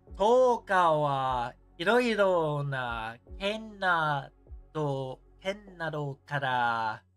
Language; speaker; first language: Japanese; non-native, learner; English